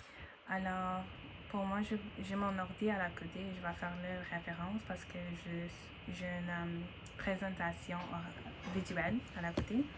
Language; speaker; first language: French; non-native, learner; English